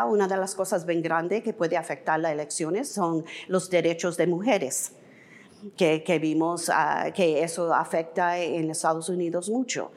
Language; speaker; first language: Spanish; early bilingual, heritage; English